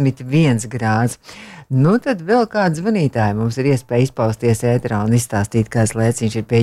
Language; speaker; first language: Latvian; native; Latvian